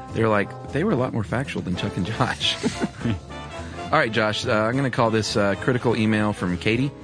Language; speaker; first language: English; native; English